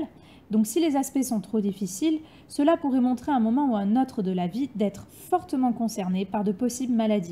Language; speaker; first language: French; native; French